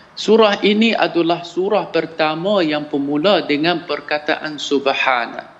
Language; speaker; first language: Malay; non-native, fluent; Arabic